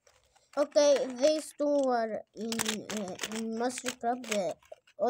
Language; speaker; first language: English; non-native, learner; Arabic